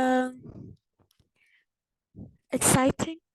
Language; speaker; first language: English; non-native, learner; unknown